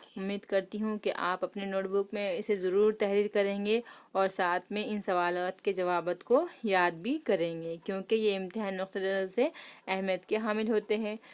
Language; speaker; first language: Urdu; native; Urdu